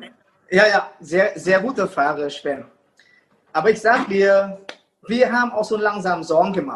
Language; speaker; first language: German; non-native, fluent; Vietnamese